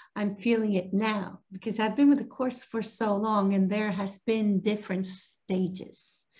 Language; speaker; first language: English; non-native, fluent; Spanish